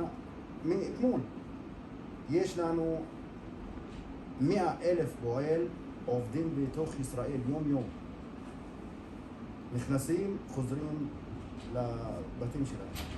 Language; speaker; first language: Hebrew; non-native, local second language; Arabic